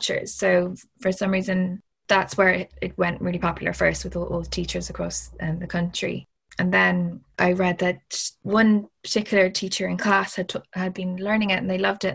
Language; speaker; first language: English; native; English